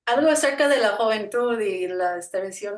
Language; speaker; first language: Spanish; non-native, fluent; English